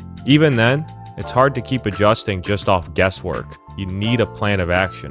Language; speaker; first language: English; native; English